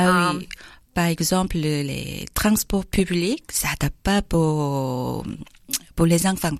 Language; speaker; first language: French; non-native, learner; Korean